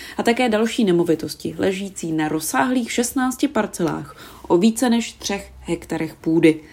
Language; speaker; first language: Czech; native; Czech